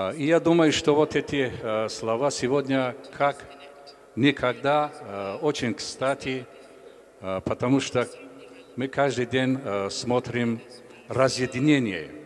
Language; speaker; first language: Russian; non-native, local second language; Tajik